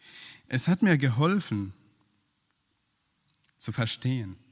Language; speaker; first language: German; non-native, fluent; Persian